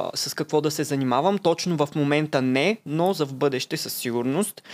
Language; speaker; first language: Bulgarian; non-native, local second language; Turkish